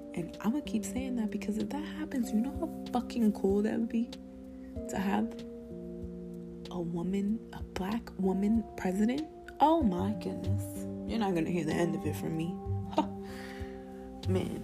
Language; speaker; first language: English; early bilingual, other home language; Spanish